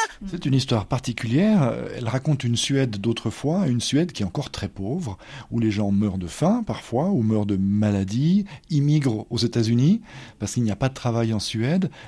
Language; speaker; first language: French; native; French